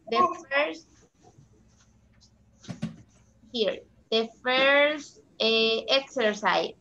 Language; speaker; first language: English; non-native, learner; Spanish